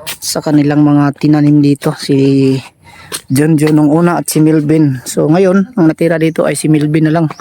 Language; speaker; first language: Filipino; non-native, local second language; Cebuano